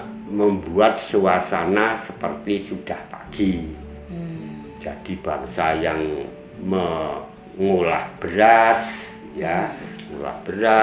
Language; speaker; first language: Indonesian; non-native, local second language; Javanese